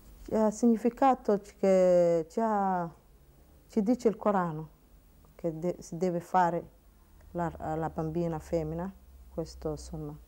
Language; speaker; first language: Italian; non-native, learner; Somali